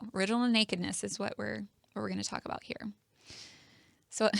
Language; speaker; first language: English; native; English